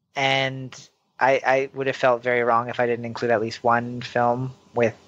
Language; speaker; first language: English; native; English